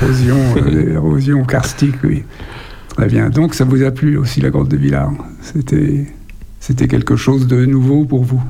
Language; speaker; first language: French; native; French